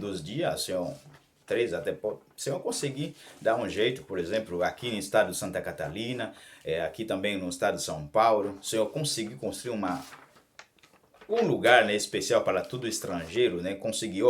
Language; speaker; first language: Portuguese; non-native, learner; Haitian Creole